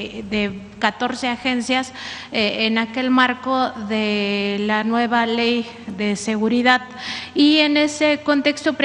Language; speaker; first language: Spanish; native; Spanish